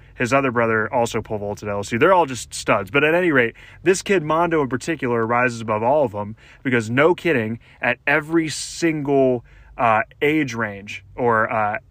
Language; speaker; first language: English; native; English